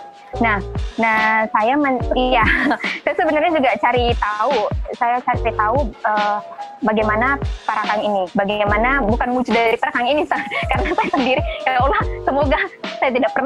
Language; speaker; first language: Indonesian; native; Indonesian